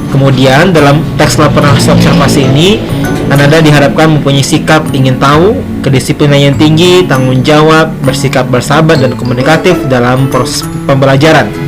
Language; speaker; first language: Indonesian; non-native, local second language; Minangkabau